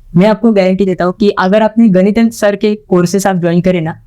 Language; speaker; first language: Hindi; non-native, local second language; Marathi